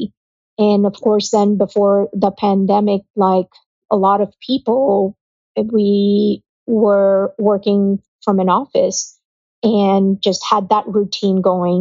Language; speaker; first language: English; non-native, local second language; Gujarati